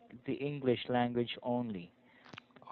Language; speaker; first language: English; non-native, fluent; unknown